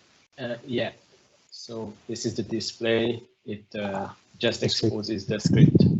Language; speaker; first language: English; non-native, fluent; Hungarian